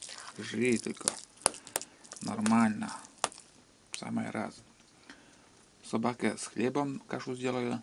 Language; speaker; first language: Russian; native; Russian